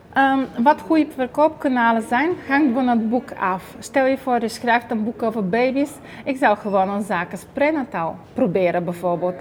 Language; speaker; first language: Dutch; non-native, fluent; Bulgarian